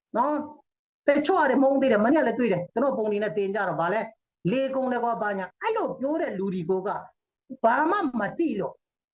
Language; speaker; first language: Burmese; non-native, local second language; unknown